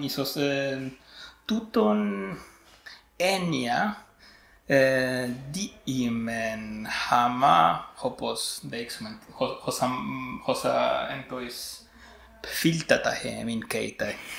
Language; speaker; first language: Greek; non-native, fluent; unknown